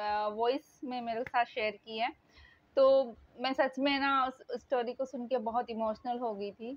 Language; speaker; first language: Hindi; native; Hindi